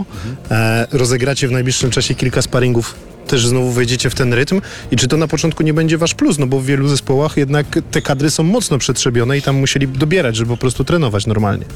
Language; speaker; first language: Polish; native; Polish